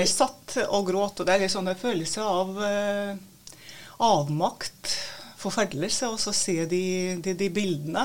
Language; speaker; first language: Norwegian; non-native, fluent; Latvian